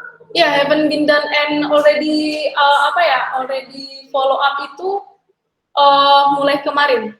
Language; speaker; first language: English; non-native, learner; Indonesian